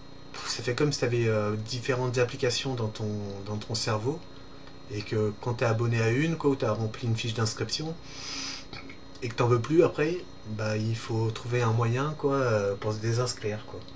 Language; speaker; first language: French; native; French